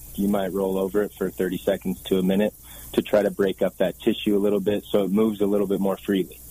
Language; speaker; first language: English; native; English